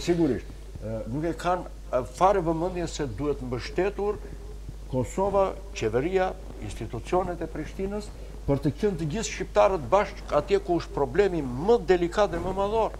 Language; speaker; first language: Albanian; native; Albanian